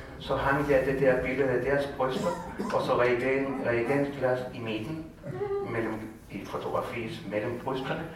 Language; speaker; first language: Danish; non-native, fluent; Spanish